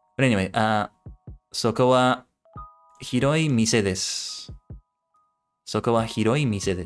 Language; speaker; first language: Japanese; non-native, learner; English